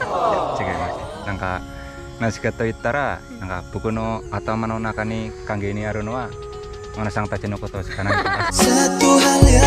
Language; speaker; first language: Japanese; non-native, learner; Indonesian